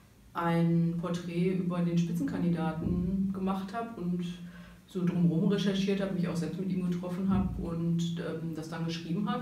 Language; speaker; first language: German; native; German